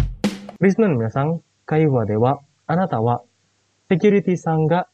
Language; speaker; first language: Japanese; non-native, fluent; Indonesian